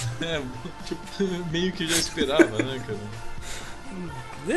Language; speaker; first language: Portuguese; native; Portuguese